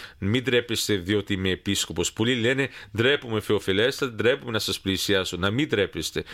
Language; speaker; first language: Greek; early bilingual, heritage; Greek